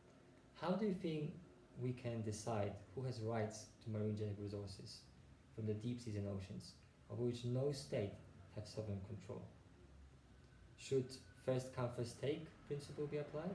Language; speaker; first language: English; non-native, fluent; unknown